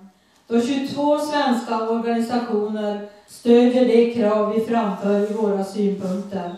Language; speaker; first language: Swedish; native; Swedish